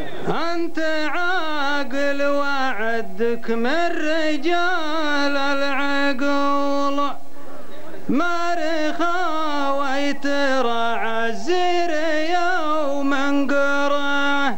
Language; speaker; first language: Arabic; native; Arabic